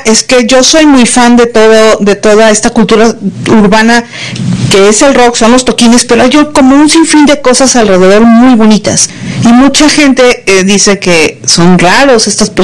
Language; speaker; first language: Spanish; native; Spanish